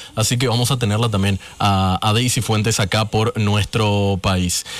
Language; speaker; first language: Spanish; native; Spanish